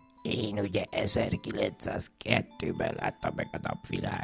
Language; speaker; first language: Hungarian; native; Hungarian